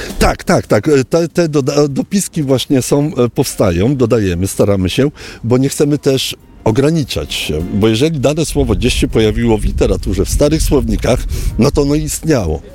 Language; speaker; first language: Polish; native; Polish